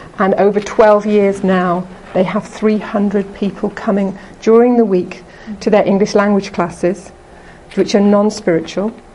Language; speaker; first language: English; native; English